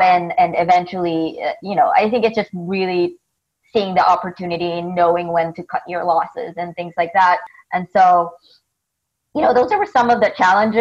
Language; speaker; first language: English; non-native, local second language; Filipino